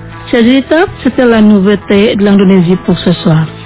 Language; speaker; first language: French; non-native, fluent; Indonesian